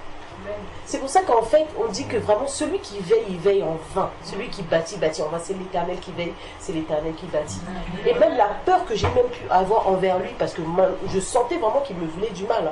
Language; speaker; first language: French; native; French